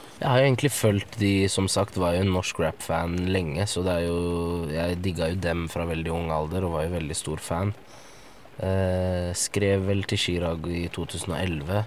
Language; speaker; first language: Norwegian; early bilingual, other home language; Arabic